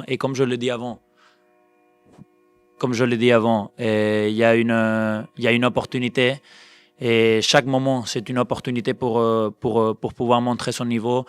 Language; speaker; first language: French; non-native, fluent; Spanish